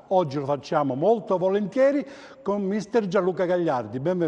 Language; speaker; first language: Italian; native; Italian